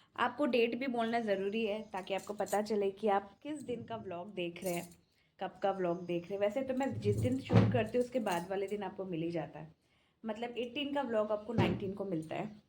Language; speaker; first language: Hindi; non-native, local second language; Bangla